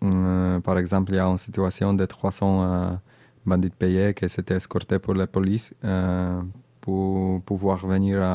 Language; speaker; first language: French; non-native, learner; Indonesian